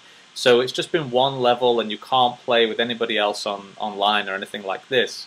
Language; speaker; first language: English; native; English